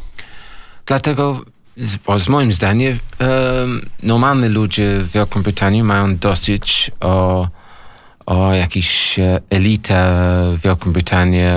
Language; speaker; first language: Polish; non-native, learner; English